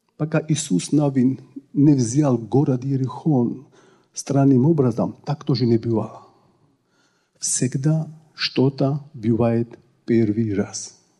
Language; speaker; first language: Russian; non-native, local second language; Georgian